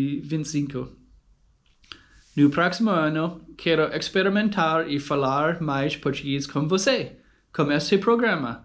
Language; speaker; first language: Portuguese; non-native, learner; English